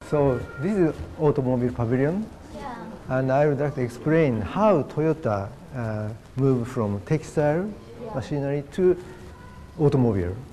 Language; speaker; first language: English; non-native, fluent; Japanese